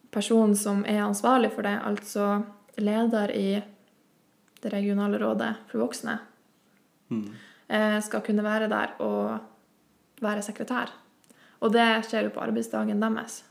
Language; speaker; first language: Norwegian; native; Norwegian